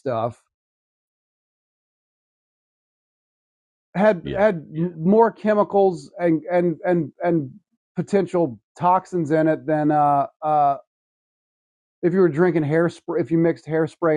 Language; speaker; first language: English; native; English